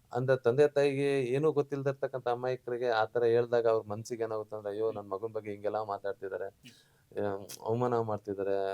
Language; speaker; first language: Kannada; non-native, local second language; Lambadi